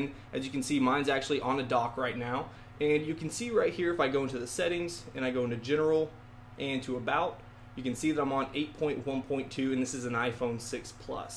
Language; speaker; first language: English; native; English